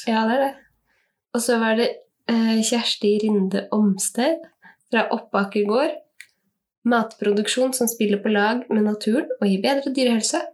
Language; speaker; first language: Norwegian; native; Norwegian